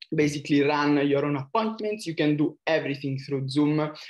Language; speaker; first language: English; non-native, fluent; Italian